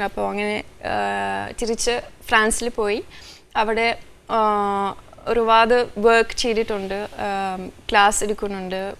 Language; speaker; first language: Malayalam; non-native, fluent; French